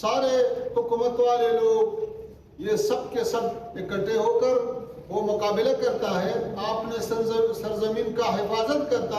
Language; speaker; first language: Hindi; non-native, fluent; Pashto